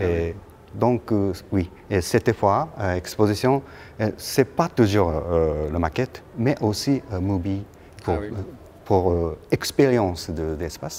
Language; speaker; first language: French; non-native, learner; Japanese